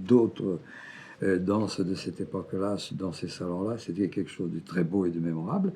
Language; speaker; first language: French; non-native, fluent; Portuguese